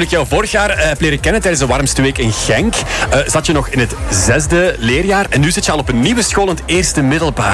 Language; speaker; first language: Dutch; native; Dutch